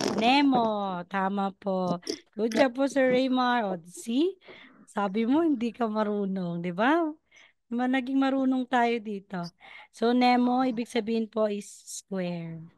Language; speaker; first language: Filipino; non-native, local second language; Cebuano